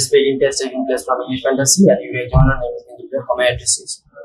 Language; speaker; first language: English; non-native, fluent; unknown